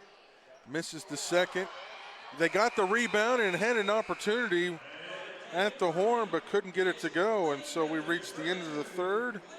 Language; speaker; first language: English; native; English